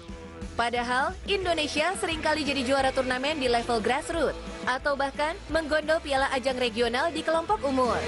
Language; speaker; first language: Indonesian; native; Indonesian